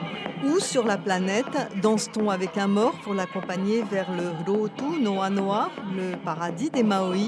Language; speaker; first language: French; native; French